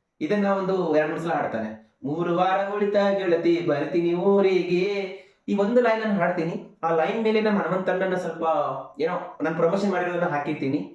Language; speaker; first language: Kannada; non-native, local second language; Lambadi